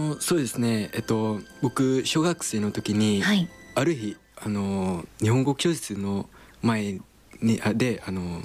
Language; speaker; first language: Japanese; non-native, learner; Khmer